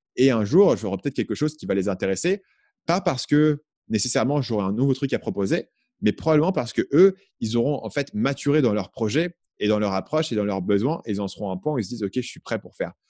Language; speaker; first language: French; native; French